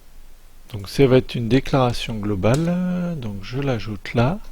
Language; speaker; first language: French; native; French